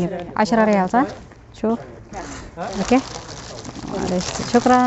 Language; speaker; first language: Arabic; non-native, learner; Indonesian